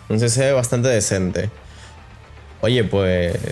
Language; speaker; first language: Spanish; native; Spanish